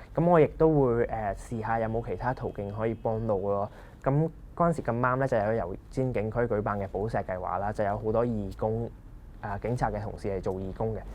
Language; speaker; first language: Cantonese; non-native, local second language; Punjabi